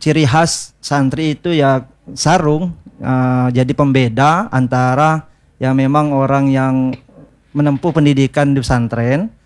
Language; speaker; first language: Indonesian; native; Indonesian